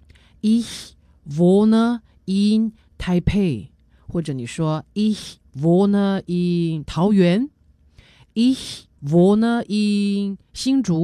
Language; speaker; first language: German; non-native, fluent; Chinese